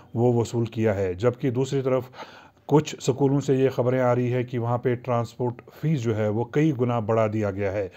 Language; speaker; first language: Hindi; non-native, local second language; Kashmiri